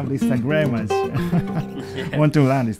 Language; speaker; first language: English; non-native, learner; Japanese